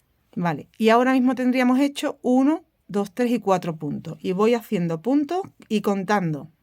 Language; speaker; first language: Spanish; native; Spanish